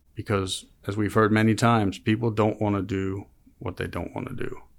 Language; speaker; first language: English; non-native, fluent; Danish